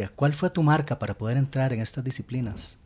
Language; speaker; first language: Spanish; native; Spanish